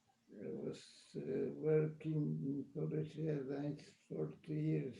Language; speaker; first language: English; non-native, fluent; Polish